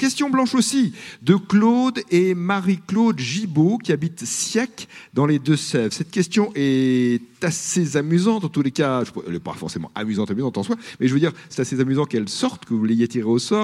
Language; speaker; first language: French; native; French